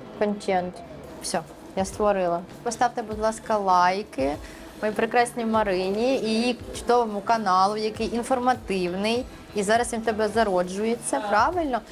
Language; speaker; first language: Ukrainian; early bilingual, other home language; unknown